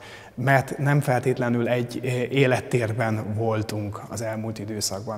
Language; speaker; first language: Hungarian; native; Hungarian